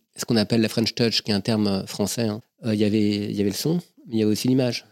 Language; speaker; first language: French; native; French